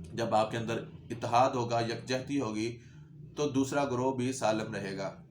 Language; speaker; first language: Urdu; non-native, local second language; Punjabi